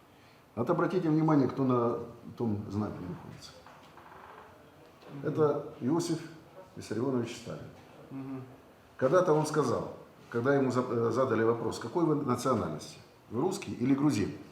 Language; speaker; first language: Russian; native; Russian